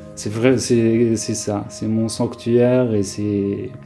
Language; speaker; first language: French; non-native, local second language; Arabic